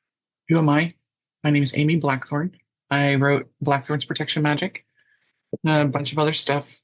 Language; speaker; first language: English; native; English